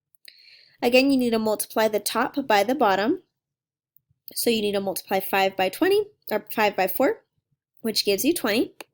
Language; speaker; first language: English; native; English